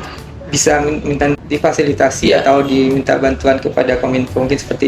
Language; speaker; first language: Indonesian; native; Indonesian